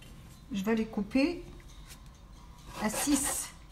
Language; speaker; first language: French; non-native, fluent; Arabic